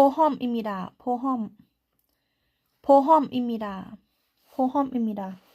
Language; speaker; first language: Korean; non-native, learner; Thai